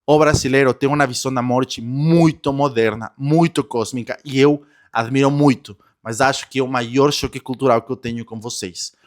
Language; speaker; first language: Portuguese; non-native, fluent; Spanish